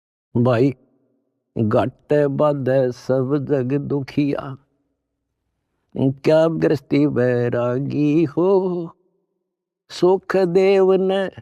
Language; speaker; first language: Hindi; native; Hindi